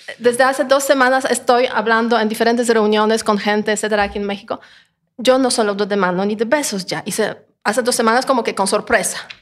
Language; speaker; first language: Spanish; non-native, fluent; Polish